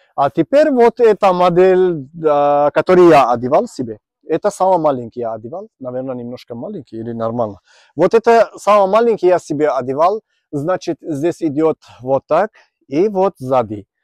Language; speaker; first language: Russian; non-native, learner; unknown